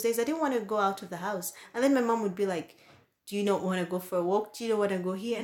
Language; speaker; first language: English; non-native, local second language; Ganda